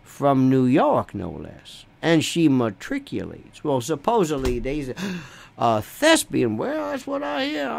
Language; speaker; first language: English; native; English